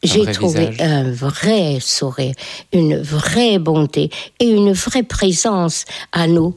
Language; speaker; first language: French; non-native, fluent; Hungarian